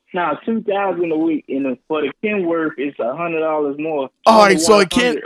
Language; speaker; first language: English; native; English